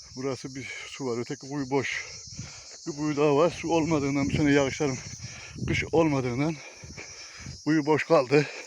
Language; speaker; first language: Turkish; native; Turkish